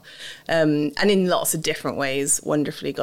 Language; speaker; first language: English; native; English